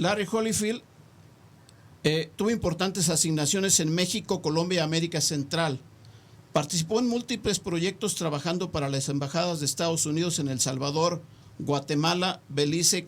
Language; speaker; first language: Spanish; native; Spanish